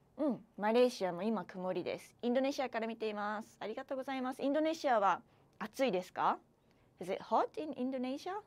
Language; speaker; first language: Japanese; native; Japanese